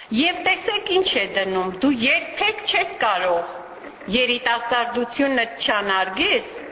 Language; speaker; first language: Armenian; native; Armenian